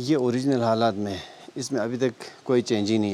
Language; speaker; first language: Hindi; non-native, local second language; Balti